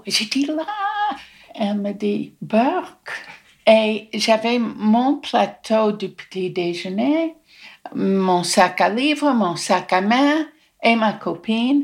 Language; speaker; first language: French; non-native, fluent; English